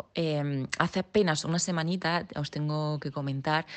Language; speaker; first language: Spanish; native; Spanish